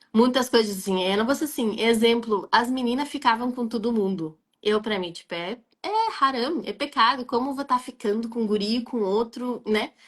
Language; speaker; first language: Portuguese; non-native, fluent; Arabic